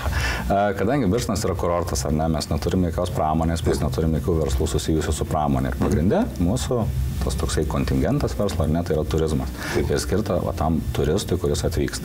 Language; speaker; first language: Lithuanian; native; Lithuanian